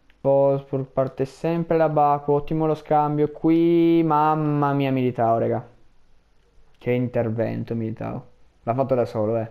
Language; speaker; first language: Italian; native; Italian